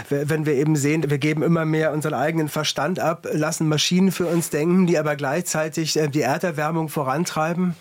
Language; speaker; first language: German; native; German